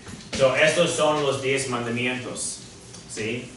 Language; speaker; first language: Spanish; non-native, fluent; English